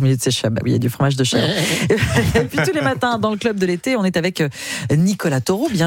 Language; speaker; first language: French; native; French